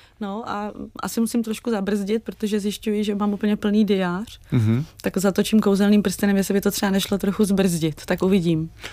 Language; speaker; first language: Czech; native; Czech